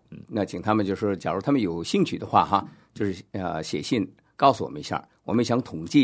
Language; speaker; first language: Chinese; native; Chinese